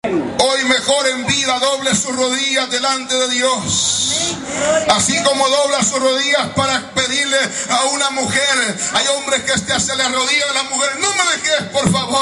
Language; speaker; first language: Spanish; native; Spanish